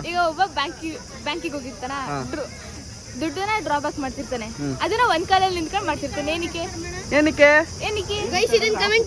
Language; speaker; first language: Kannada; native; Kannada